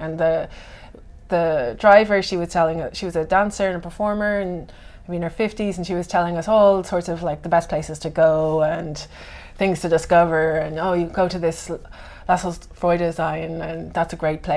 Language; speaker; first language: English; native; English